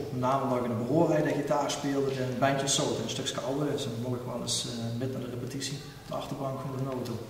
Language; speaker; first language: Dutch; native; Dutch